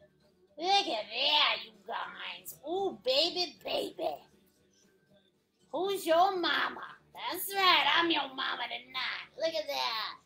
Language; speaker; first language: English; native; English